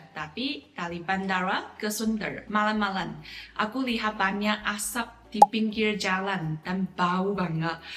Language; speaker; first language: Indonesian; non-native, fluent; Chinese